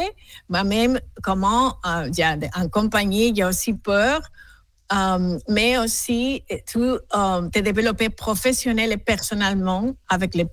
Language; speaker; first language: French; non-native, fluent; Spanish